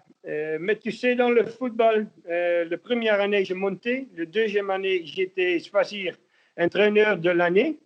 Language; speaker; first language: French; non-native, learner; Dutch